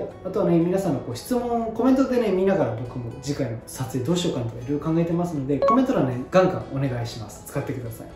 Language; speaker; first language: Japanese; native; Japanese